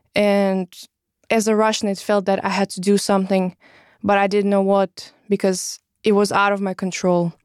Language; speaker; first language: English; non-native, fluent; Russian